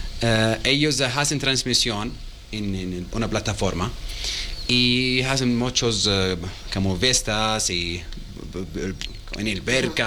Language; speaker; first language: Spanish; non-native, learner; Arabic